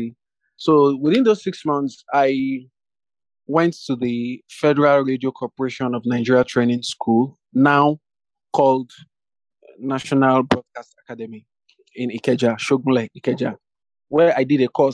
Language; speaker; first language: English; non-native, local second language; Yoruba